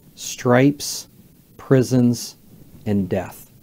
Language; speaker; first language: English; native; English